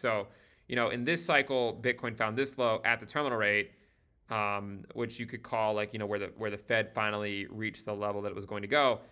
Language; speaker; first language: English; native; English